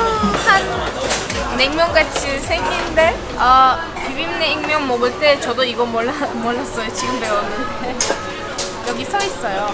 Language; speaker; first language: Korean; non-native, fluent; Turkish